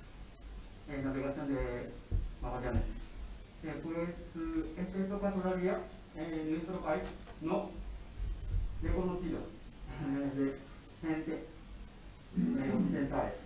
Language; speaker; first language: Spanish; non-native, learner; Japanese